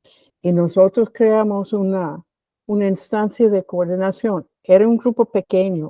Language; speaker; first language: Spanish; non-native, fluent; English